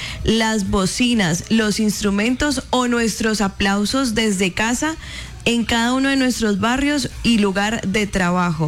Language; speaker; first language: Spanish; native; Spanish